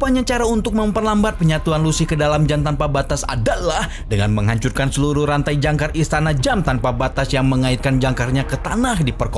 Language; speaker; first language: Indonesian; native; Indonesian